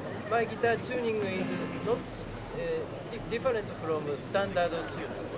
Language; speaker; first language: English; non-native, learner; Japanese